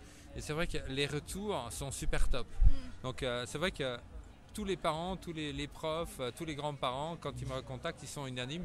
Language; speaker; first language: French; native; French